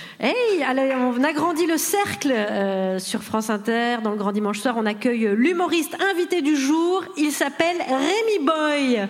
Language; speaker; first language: French; native; French